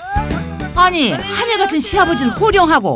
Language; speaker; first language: Korean; native; Korean